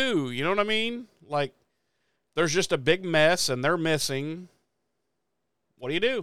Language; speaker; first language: English; native; English